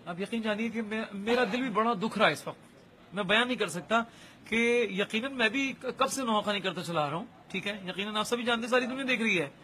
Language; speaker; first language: Urdu; native; Urdu